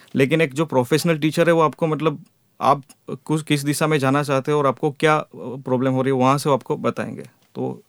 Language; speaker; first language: Hindi; non-native, local second language; Gujarati